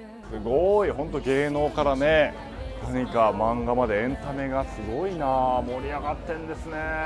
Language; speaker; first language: Japanese; native; Japanese